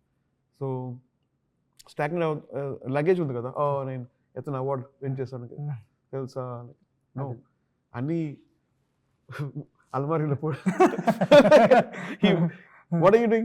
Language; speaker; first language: Telugu; non-native, learner; Tamil